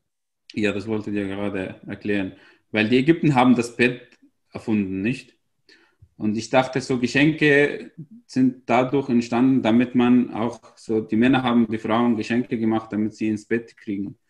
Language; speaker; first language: German; non-native, fluent; Arabic